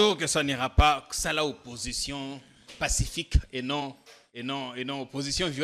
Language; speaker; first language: French; non-native, local second language; Lingala